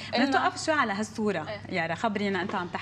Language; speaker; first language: Arabic; native; Arabic